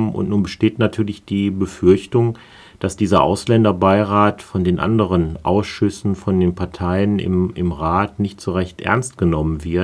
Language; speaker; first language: German; native; German